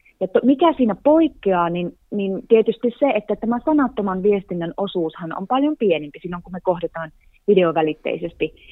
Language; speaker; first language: Finnish; native; Finnish